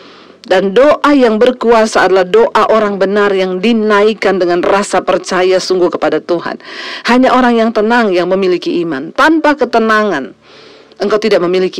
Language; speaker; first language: Indonesian; native; Indonesian